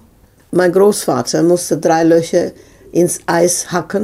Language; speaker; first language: German; non-native, fluent; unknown